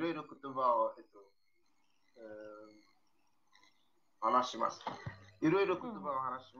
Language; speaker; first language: Japanese; non-native, learner; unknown